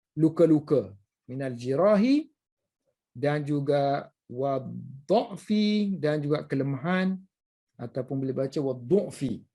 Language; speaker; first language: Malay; native; Malay